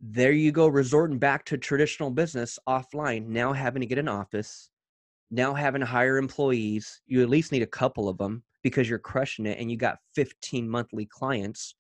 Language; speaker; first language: English; native; English